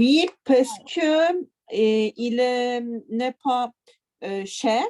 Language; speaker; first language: French; non-native, learner; Turkish